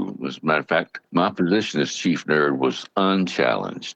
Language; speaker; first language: English; native; English